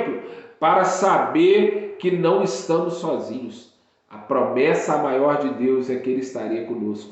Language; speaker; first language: Portuguese; native; Portuguese